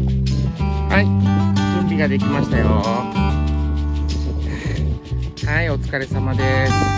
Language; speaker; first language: Japanese; non-native, learner; Chinese